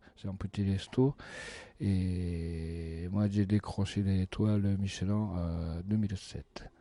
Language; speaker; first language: French; non-native, fluent; Japanese